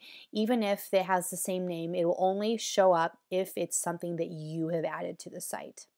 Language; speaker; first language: English; native; English